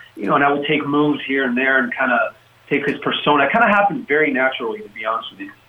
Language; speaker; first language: English; native; English